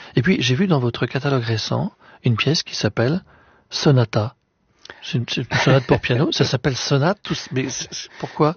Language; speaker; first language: French; native; French